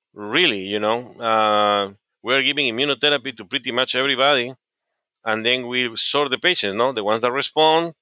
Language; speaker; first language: English; non-native, fluent; Spanish